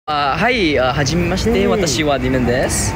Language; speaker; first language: Japanese; non-native, learner; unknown